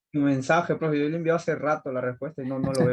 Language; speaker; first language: Spanish; native; Spanish